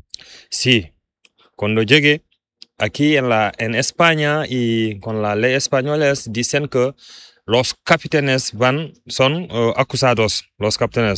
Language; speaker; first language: Spanish; non-native, learner; Fula